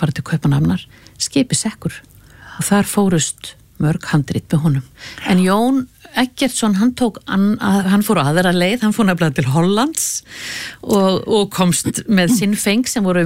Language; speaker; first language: Icelandic; native; Icelandic